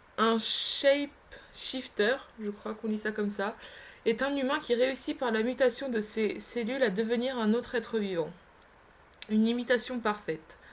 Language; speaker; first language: French; early bilingual, other home language; Polish